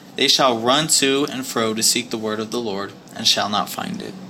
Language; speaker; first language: English; native; English